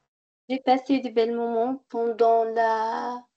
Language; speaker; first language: French; non-native, learner; Arabic